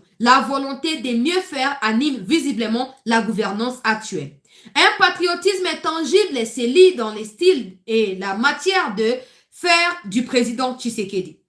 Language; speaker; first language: French; non-native, local second language; Lingala